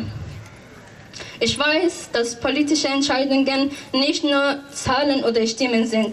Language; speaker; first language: German; non-native, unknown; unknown